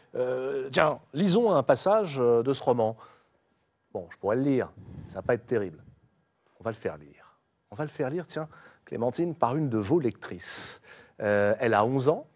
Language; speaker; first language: French; native; French